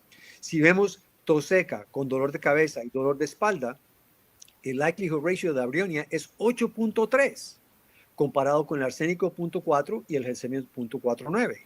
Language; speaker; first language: Spanish; native; Spanish